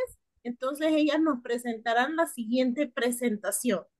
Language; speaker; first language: Spanish; native; Spanish